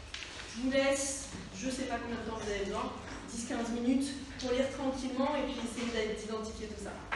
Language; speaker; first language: French; native; French